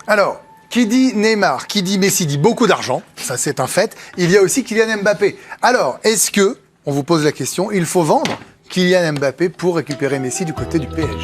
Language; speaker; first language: French; native; French